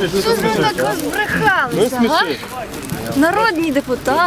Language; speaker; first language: Ukrainian; native; Ukrainian